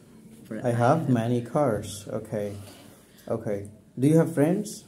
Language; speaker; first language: English; non-native, fluent; Bangla